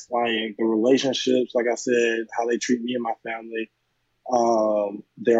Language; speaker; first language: English; native; English